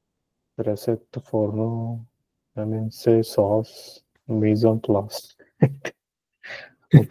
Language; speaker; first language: French; non-native, learner; Punjabi